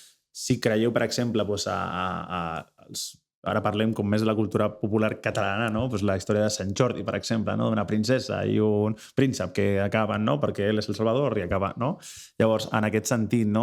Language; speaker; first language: Catalan; native; Catalan